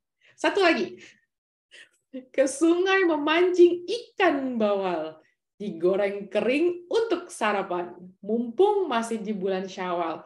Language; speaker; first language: Indonesian; native; Indonesian